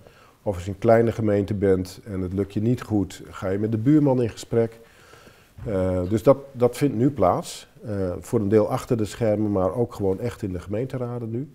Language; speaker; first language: Dutch; native; Dutch